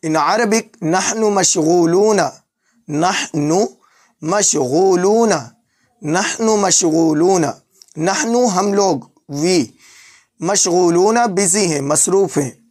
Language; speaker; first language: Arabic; non-native, fluent; Urdu